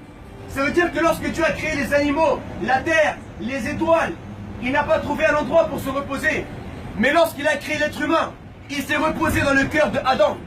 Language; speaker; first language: French; native; French